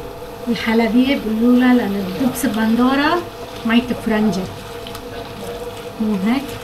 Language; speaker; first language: Arabic; non-native, local second language; Kurdish